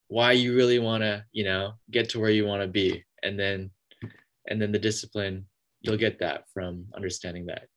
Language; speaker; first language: English; native; English